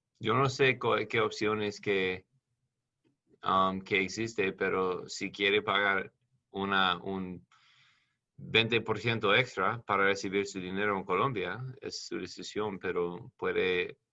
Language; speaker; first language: Spanish; non-native, learner; English